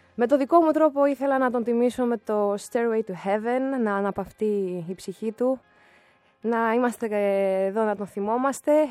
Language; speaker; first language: Greek; early bilingual, other home language; Russian